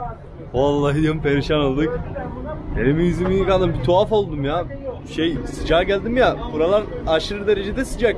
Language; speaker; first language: Turkish; native; Turkish